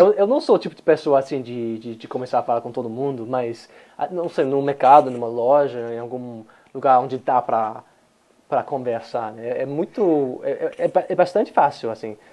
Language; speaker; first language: Portuguese; non-native, fluent; English